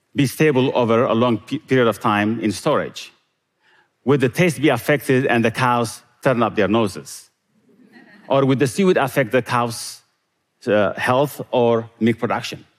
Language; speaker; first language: English; non-native, fluent; Tigrinya